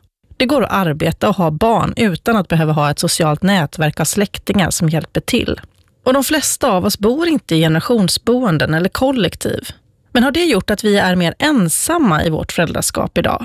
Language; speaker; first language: Swedish; native; Swedish